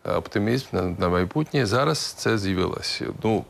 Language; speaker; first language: Ukrainian; non-native, local second language; Russian